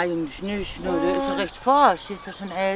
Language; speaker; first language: German; native; German